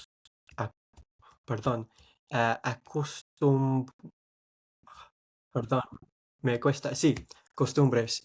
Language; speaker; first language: Spanish; non-native, fluent; English